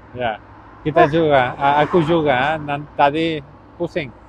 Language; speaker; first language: Indonesian; non-native, learner; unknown